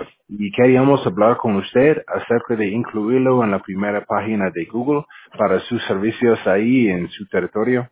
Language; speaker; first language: Spanish; non-native, learner; English